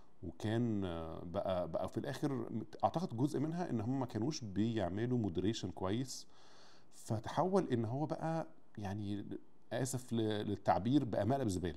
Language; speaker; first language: Arabic; native; Arabic